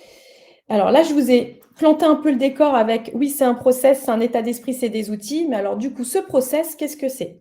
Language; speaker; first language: French; native; French